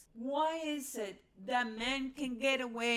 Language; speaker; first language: English; non-native, fluent; Spanish